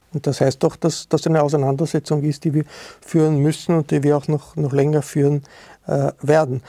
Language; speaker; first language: German; native; German